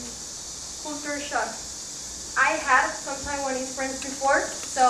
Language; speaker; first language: English; non-native, fluent; Spanish